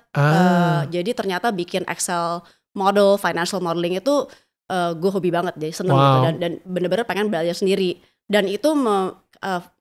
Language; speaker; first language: Indonesian; native; Indonesian